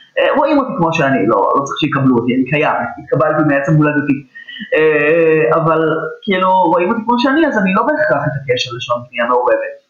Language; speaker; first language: Hebrew; native; Hebrew